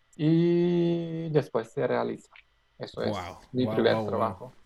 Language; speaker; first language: Spanish; non-native, fluent; Macedonian